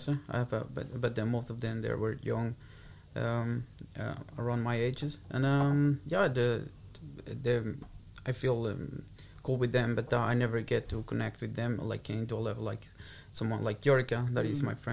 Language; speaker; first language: English; non-native, fluent; Portuguese